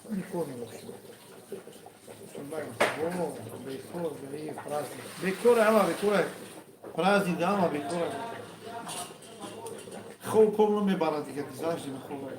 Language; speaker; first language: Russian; non-native, learner; Tajik